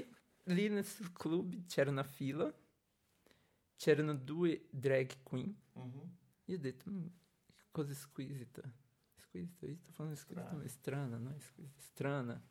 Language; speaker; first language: Italian; non-native, learner; Portuguese